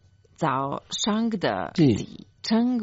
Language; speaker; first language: Chinese; non-native, learner; Croatian